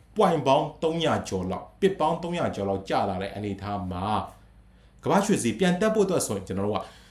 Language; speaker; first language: Burmese; native; Burmese